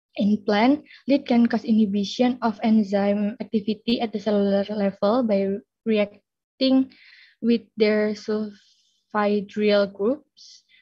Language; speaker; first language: English; non-native, fluent; Indonesian